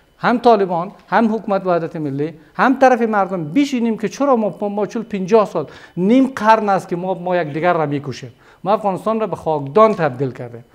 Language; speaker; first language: Persian; native; Persian